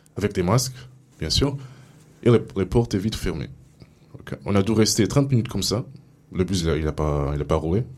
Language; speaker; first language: French; non-native, fluent; Portuguese